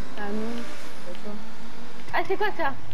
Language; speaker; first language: French; non-native, local second language; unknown